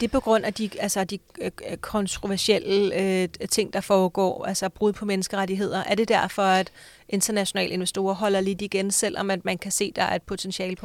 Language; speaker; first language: Danish; native; Danish